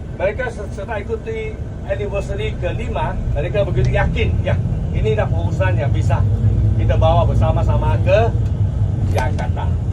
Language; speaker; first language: Malay; non-native, local second language; Chinese